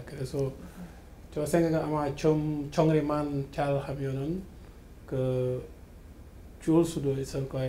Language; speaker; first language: Korean; non-native, learner; French